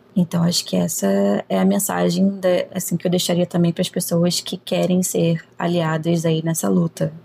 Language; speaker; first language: Portuguese; native; Portuguese